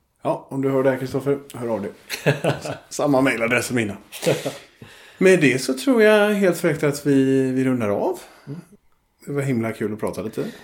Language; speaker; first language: Swedish; native; Swedish